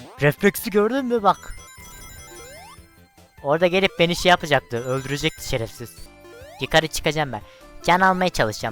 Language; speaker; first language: Turkish; native; Turkish